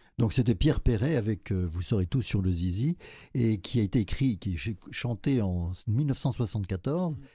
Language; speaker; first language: French; native; French